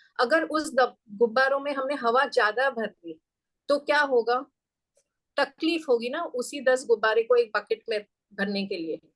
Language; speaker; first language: Hindi; non-native, local second language; Gujarati